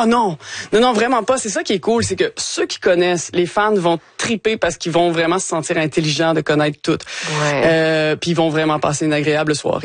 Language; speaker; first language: French; native; French